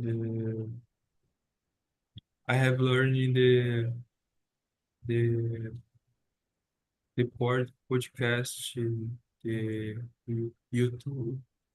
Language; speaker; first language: English; non-native, learner; Portuguese